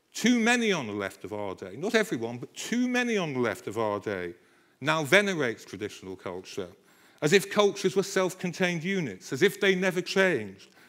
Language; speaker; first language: English; native; English